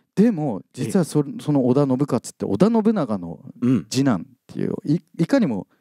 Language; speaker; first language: Japanese; native; Japanese